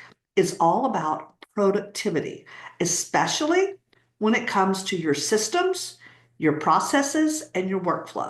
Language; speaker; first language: English; native; English